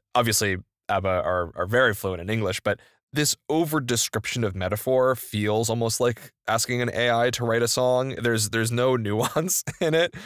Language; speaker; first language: English; native; English